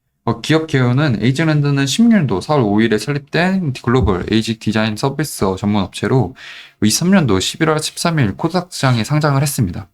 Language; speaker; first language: Korean; native; Korean